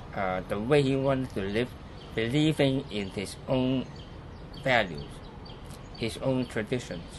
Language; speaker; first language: English; non-native, local second language; Cantonese